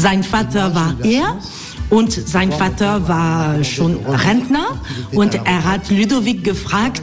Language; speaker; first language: German; non-native, learner; French